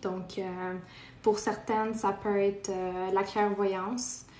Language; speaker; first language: French; non-native, local second language; Portuguese